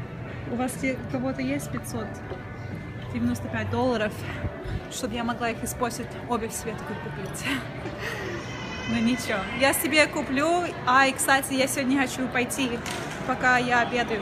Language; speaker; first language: Russian; early bilingual, heritage; Russian